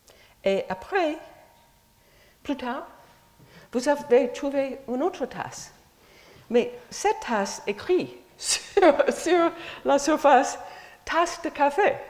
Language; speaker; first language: French; non-native, fluent; English